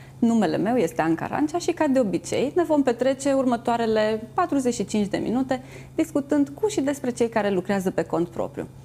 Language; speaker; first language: Romanian; native; Romanian